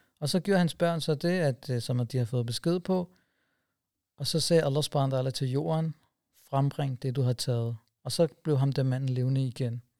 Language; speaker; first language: Danish; early bilingual, other home language; Urdu